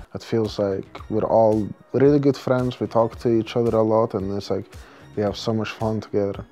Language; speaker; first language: English; non-native, fluent; Russian